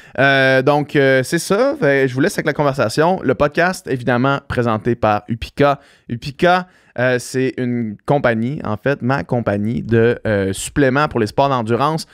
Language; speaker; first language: French; native; French